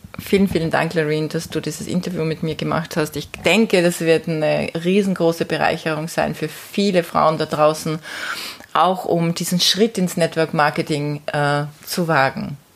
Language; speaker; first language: German; native; German